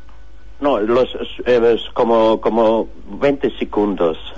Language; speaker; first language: Spanish; non-native, learner; German